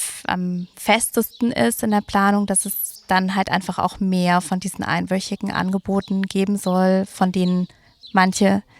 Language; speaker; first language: German; native; German